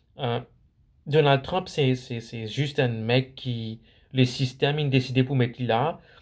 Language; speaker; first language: French; non-native, local second language; Morisyen